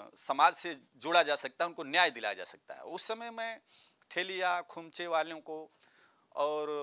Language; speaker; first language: Hindi; native; Hindi